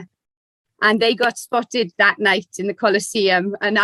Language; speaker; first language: English; native; English